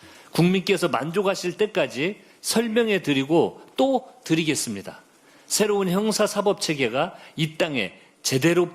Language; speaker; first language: Korean; native; Korean